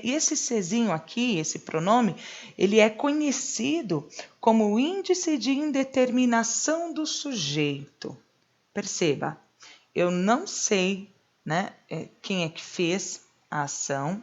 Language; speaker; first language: Portuguese; native; Portuguese